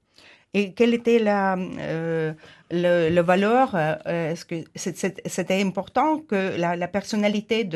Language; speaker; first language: French; non-native, fluent; Ukrainian